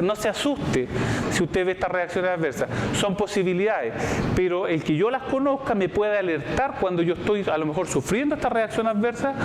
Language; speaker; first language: Spanish; native; Spanish